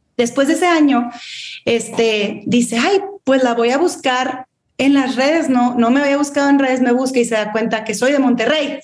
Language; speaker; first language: Spanish; native; Spanish